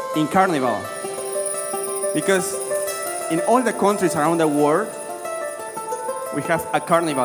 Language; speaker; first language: English; non-native, learner; Spanish